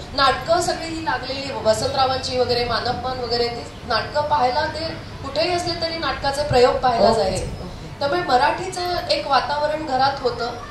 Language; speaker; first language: Marathi; non-native, local second language; Konkani